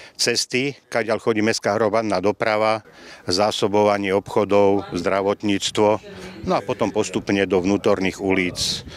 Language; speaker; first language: Slovak; native; Slovak